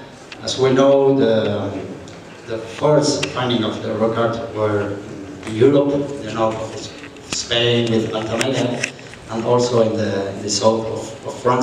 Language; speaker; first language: English; non-native, fluent; Spanish